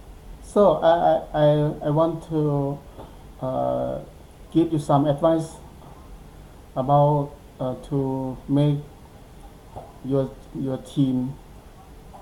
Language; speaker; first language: English; non-native, learner; Thai